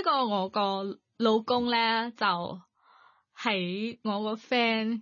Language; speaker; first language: Cantonese; non-native, learner; Thai